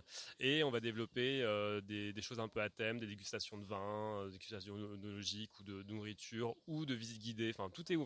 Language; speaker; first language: French; native; French